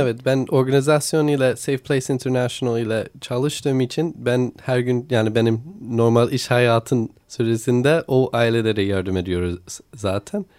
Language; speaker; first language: Turkish; non-native, learner; English